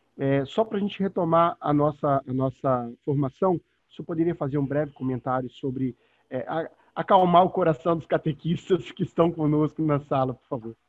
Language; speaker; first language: Portuguese; native; Portuguese